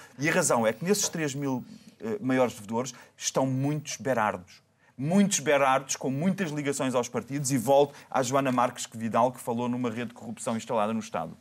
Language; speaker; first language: Portuguese; native; Portuguese